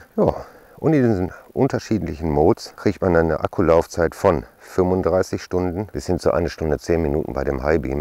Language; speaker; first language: German; native; German